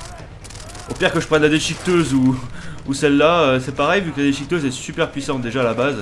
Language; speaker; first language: French; native; French